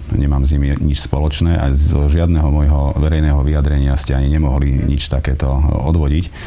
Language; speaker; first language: Slovak; non-native, local second language; Hungarian